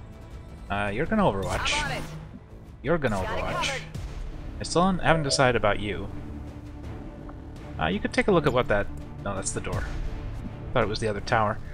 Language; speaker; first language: English; native; English